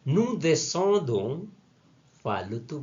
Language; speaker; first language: French; non-native, learner; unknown